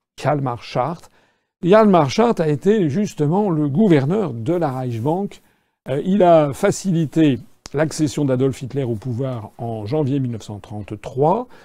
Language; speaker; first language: French; native; French